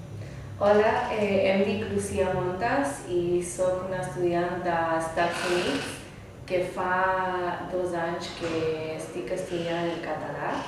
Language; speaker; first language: Catalan; non-native, fluent; Spanish